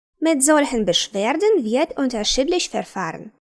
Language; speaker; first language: German; non-native, fluent; Ukrainian